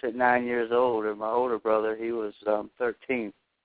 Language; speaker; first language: English; native; English